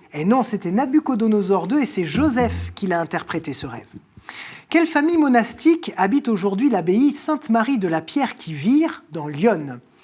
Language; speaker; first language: French; native; French